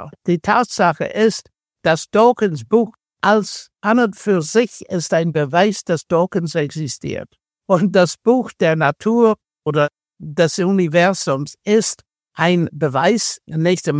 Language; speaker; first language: German; non-native, fluent; English